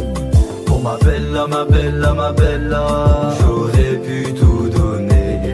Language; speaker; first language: French; native; French